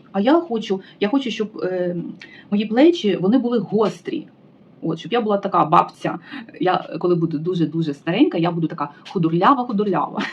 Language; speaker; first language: Ukrainian; native; Ukrainian